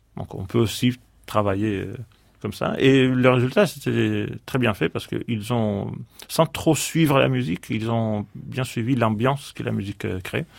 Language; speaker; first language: French; non-native, fluent; Greek